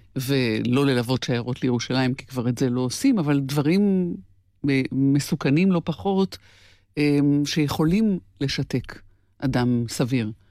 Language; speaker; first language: Hebrew; native; Hebrew